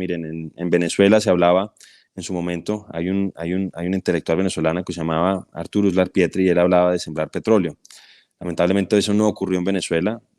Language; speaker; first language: Spanish; native; Spanish